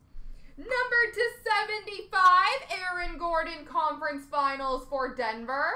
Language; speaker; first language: English; native; English